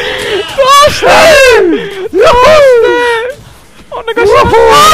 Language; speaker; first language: Japanese; non-native, learner; German